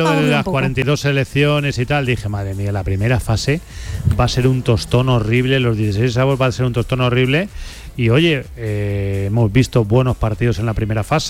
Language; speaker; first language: Spanish; native; Spanish